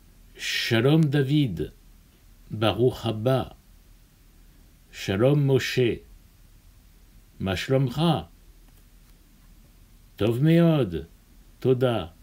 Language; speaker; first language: Hebrew; non-native, fluent; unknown